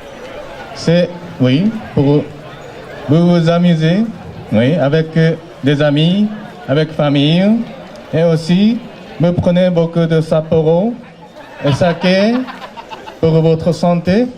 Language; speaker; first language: French; non-native, fluent; Japanese